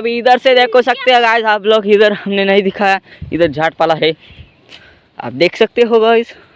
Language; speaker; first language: Hindi; non-native, local second language; Marathi